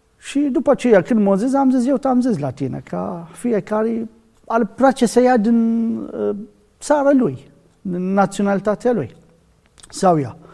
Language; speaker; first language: Romanian; non-native, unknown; Arabic